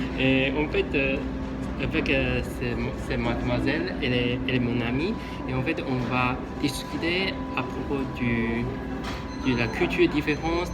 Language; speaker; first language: French; non-native, learner; Chinese